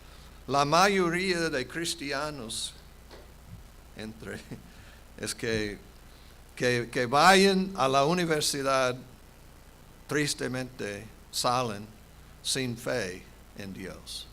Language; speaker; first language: Spanish; non-native, fluent; English